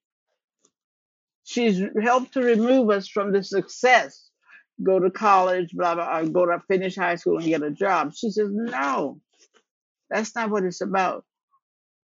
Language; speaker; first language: English; native; English